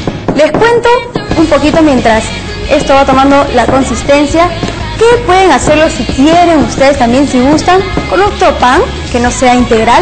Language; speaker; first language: Spanish; native; Spanish